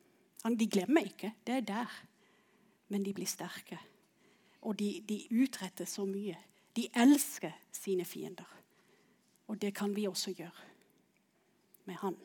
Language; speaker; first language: Norwegian; non-native, fluent; English